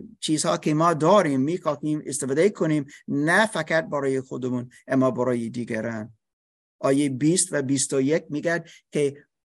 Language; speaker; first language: Persian; non-native, learner; English